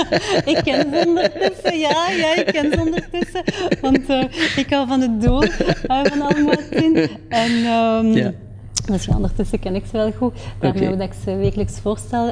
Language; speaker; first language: Dutch; native; Dutch